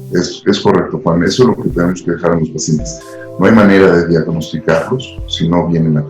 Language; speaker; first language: Spanish; native; Spanish